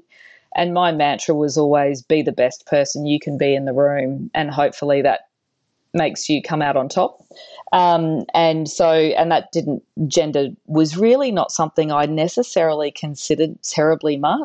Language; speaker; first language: English; native; English